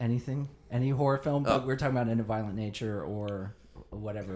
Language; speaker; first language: English; native; English